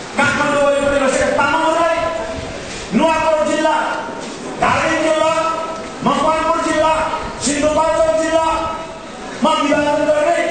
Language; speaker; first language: Nepali; non-native, local second language; Sherpa